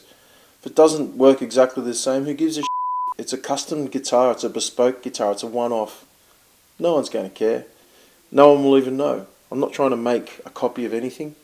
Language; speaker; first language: English; native; English